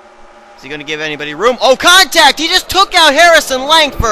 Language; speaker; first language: English; native; English